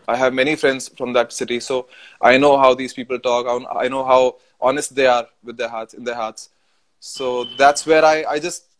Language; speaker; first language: English; non-native, local second language; Hindi